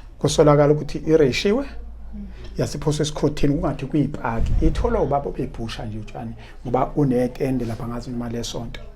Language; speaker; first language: Zulu; native; Zulu